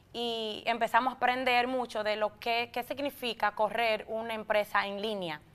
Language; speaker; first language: Spanish; native; Spanish